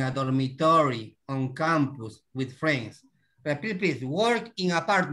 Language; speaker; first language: English; non-native, learner; Spanish